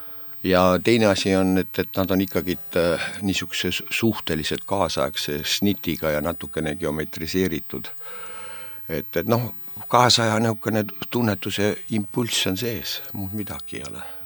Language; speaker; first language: Estonian; native; Estonian